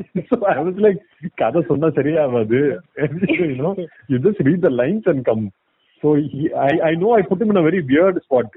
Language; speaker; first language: English; non-native, local second language; Tamil